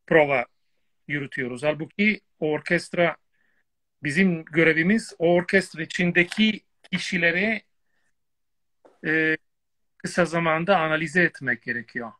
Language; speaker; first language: Turkish; non-native, fluent; Italian